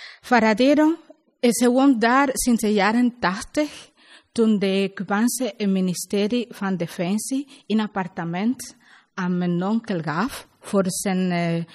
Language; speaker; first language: Dutch; non-native, learner; Spanish